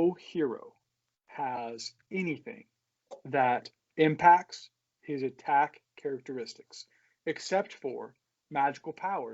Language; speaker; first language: English; native; English